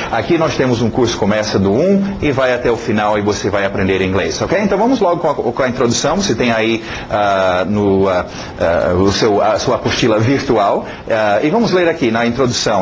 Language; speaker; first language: Portuguese; native; Portuguese